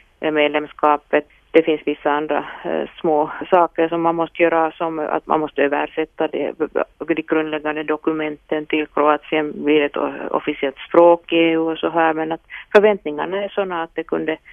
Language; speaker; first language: Swedish; non-native, local second language; Finnish